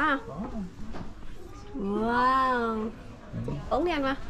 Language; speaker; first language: Vietnamese; non-native, learner; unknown